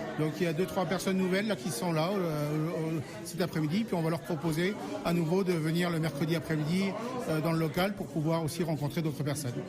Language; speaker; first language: French; native; French